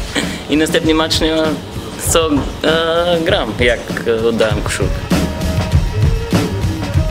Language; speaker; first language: Polish; non-native, learner; Bulgarian